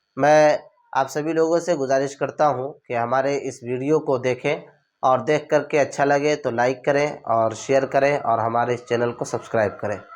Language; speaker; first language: Urdu; native; Urdu